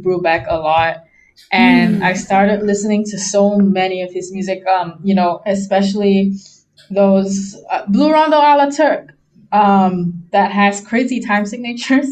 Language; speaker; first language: English; non-native, local second language; Chinese